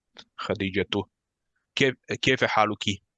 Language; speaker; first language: Arabic; non-native, fluent; Bosnian